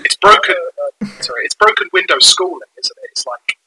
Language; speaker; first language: English; native; English